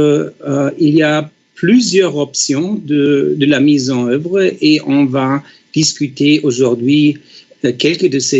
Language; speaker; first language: French; non-native, fluent; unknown